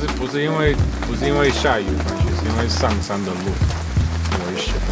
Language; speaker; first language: Chinese; non-native, fluent; English